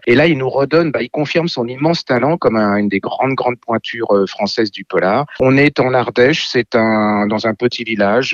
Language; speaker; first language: French; native; French